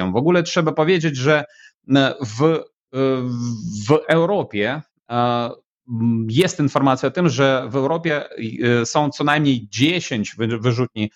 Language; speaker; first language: Polish; non-native, fluent; Ukrainian